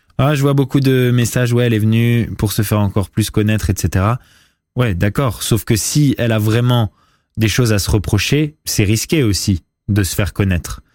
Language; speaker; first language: French; native; French